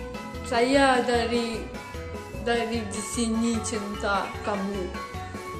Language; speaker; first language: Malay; non-native, learner; Russian